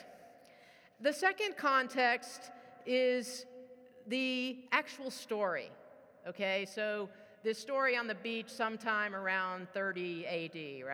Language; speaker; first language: English; native; English